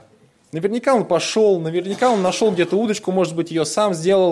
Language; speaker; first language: Russian; native; Russian